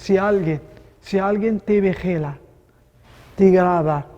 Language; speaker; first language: Spanish; non-native, learner; Arabic